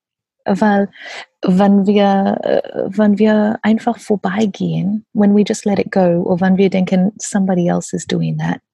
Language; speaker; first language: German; non-native, learner; English